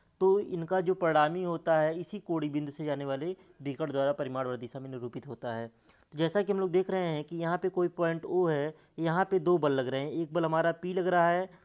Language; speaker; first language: Hindi; native; Hindi